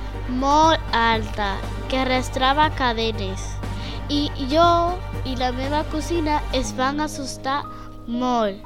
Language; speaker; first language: Catalan; non-native, learner; Spanish